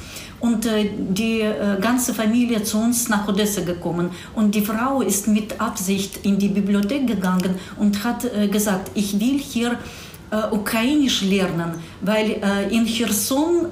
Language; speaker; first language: German; non-native, fluent; Russian